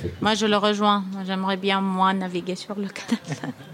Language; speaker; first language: French; non-native, fluent; Arabic